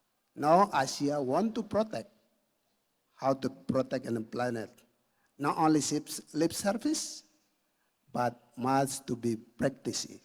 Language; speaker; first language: English; non-native, learner; Indonesian